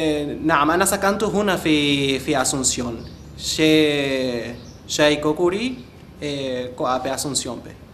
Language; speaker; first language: Arabic; non-native, fluent; Guarani